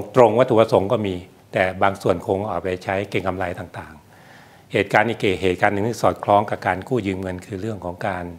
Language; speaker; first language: Thai; native; Thai